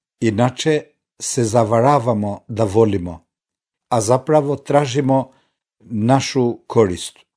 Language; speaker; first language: Croatian; non-native, fluent; Albanian